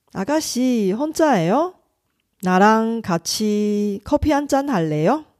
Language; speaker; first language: Korean; non-native, fluent; Chinese